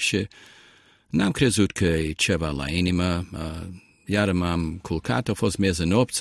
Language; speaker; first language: Romanian; early bilingual, heritage; Romanian